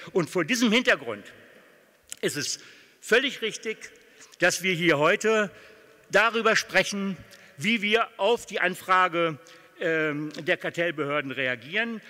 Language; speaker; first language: German; native; German